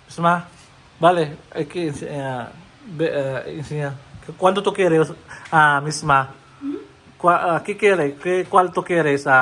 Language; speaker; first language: Spanish; non-native, learner; Filipino